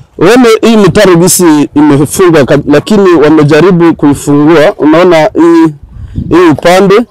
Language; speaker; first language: Swahili; non-native, local second language; Kinyarwanda